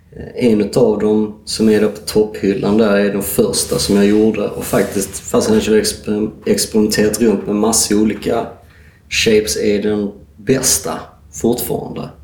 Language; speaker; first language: Swedish; native; Swedish